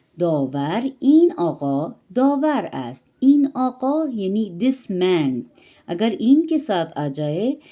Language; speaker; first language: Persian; non-native, fluent; Urdu